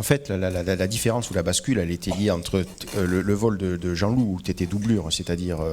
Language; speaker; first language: French; native; French